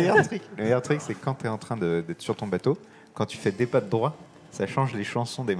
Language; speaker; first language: French; native; French